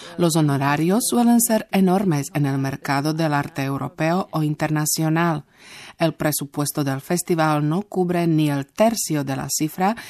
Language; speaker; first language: Spanish; non-native, fluent; Slovak